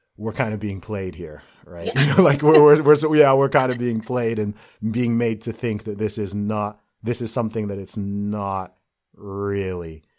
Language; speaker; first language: English; native; English